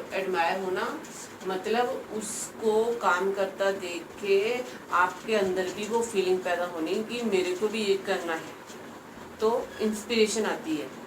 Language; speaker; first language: Hindi; non-native, local second language; Punjabi